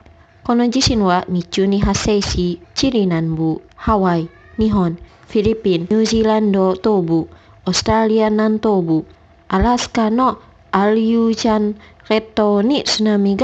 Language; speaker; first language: Japanese; non-native, fluent; Indonesian